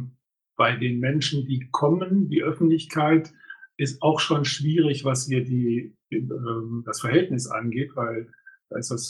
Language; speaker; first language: German; native; German